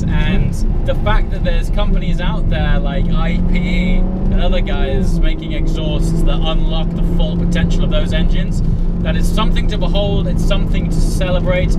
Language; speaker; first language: English; native; English